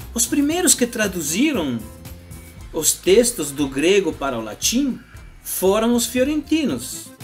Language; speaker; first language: Portuguese; non-native, fluent; Italian